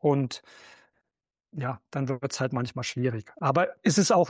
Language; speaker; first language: German; native; German